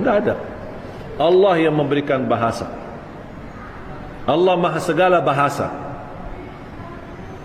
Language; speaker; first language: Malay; non-native, fluent; Arabic